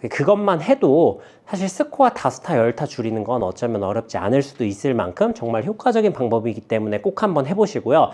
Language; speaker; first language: Korean; native; Korean